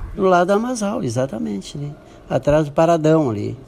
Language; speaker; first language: Portuguese; native; Portuguese